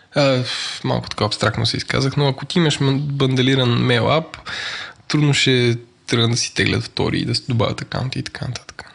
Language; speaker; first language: Bulgarian; native; Bulgarian